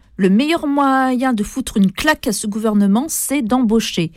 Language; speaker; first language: French; native; French